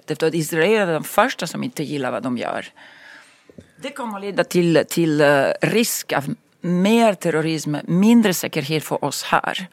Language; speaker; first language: Swedish; non-native, fluent; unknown